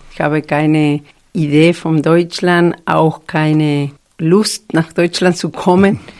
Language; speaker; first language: German; non-native, fluent; Spanish